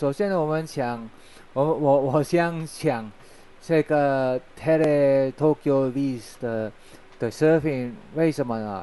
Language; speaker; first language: Chinese; non-native, fluent; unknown